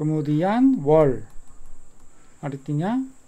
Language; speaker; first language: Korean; native; Korean